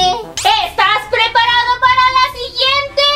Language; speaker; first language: Spanish; native; Spanish